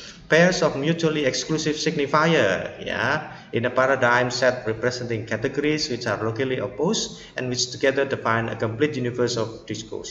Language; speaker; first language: English; non-native, fluent; Indonesian